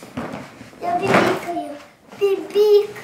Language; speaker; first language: Russian; early bilingual, heritage; Russian